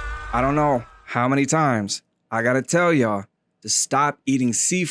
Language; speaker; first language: English; native; English